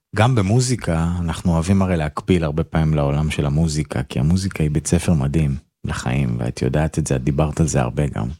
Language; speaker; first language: Hebrew; native; Hebrew